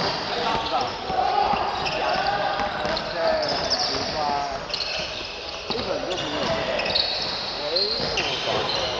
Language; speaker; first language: Chinese; non-native, local second language; Cantonese